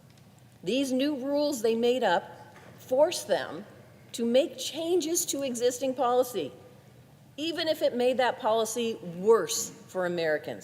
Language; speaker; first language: English; native; English